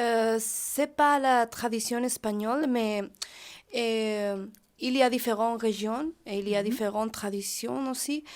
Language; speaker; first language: French; non-native, learner; Spanish